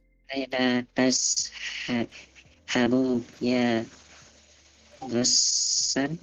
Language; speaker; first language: Arabic; non-native, learner; Indonesian